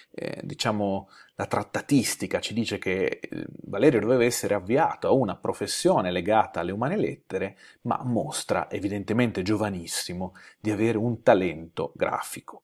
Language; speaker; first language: Italian; native; Italian